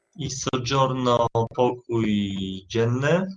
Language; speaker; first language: Italian; non-native, learner; Polish